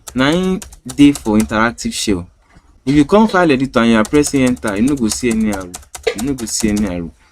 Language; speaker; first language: Nigerian Pidgin; native; Nigerian Pidgin